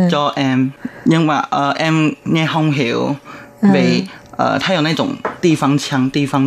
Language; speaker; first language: Vietnamese; non-native, learner; Chinese